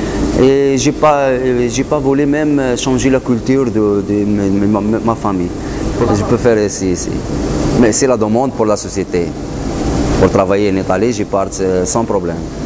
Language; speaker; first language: French; non-native, learner; Arabic